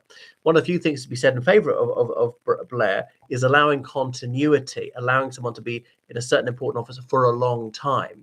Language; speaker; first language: English; native; English